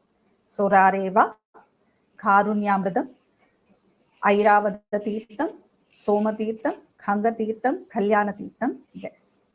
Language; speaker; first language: Japanese; non-native, fluent; Tamil